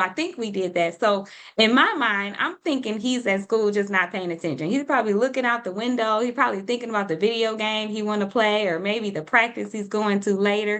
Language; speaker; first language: English; native; English